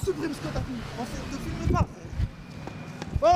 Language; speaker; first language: French; native; French